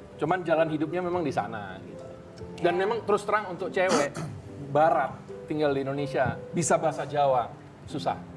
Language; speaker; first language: Indonesian; non-native, local second language; German